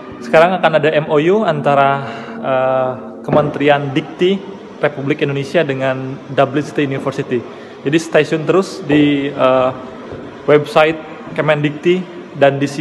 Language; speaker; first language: Indonesian; non-native, local second language; Sundanese